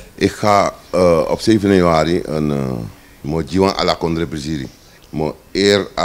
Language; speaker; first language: Dutch; non-native, local second language; Sranan Tongo